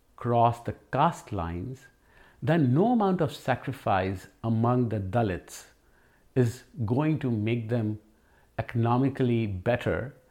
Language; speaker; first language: English; non-native, local second language; Hindi